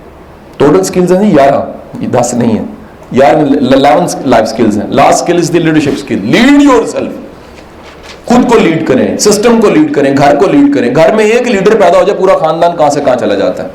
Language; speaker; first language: Urdu; native; Urdu